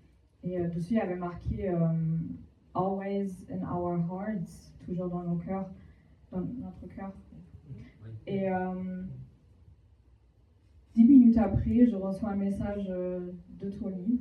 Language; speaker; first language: French; non-native, fluent; German